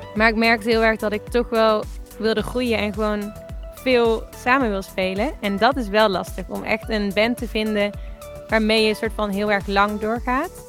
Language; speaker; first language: Dutch; native; Dutch